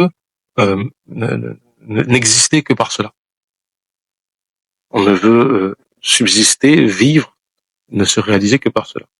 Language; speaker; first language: French; non-native, local second language; Wolof